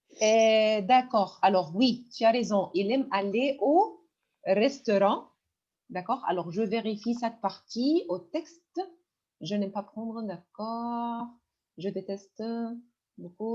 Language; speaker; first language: French; non-native, fluent; Arabic